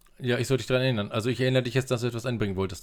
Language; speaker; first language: German; native; German